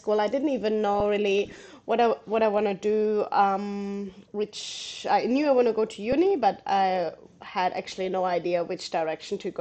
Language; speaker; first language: English; non-native, fluent; German